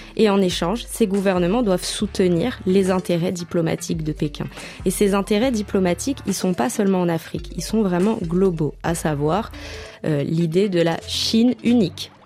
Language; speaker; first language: French; native; French